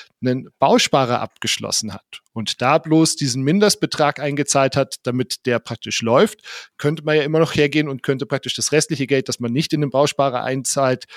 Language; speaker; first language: German; native; German